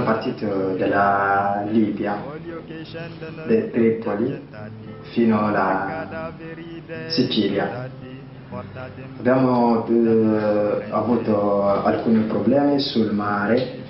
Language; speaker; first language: Italian; non-native, learner; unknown